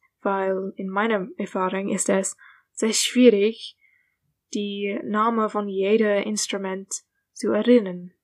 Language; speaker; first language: German; non-native, learner; English